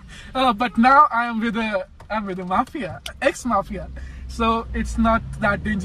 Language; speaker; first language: English; non-native, fluent; Punjabi